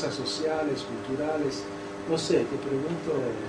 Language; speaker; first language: Spanish; non-native, fluent; English